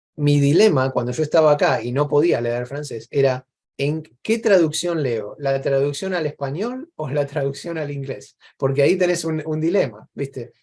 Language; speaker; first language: Spanish; native; Spanish